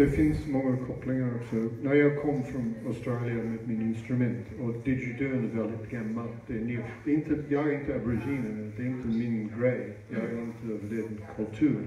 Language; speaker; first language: Swedish; non-native, fluent; English